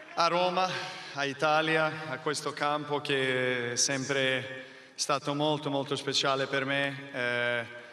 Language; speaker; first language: Italian; non-native, learner; Serbian